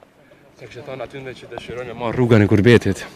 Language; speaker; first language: Albanian; native; Albanian